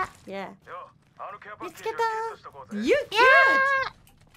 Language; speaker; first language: English; non-native, learner; Japanese